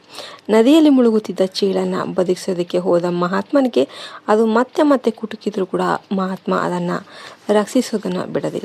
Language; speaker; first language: Kannada; native; Kannada